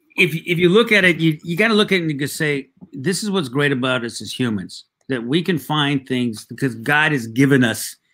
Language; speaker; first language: English; early bilingual, other home language; Spanish